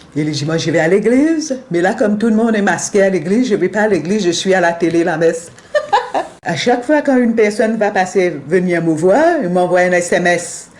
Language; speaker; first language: French; non-native, local second language; Morisyen